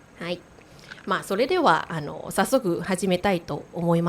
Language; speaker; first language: Japanese; non-native, learner; Thai